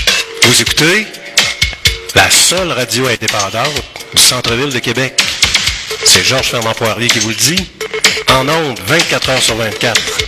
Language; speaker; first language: French; native; French